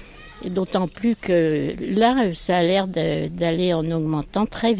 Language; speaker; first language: French; native; French